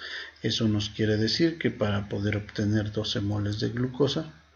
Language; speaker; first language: Spanish; native; Spanish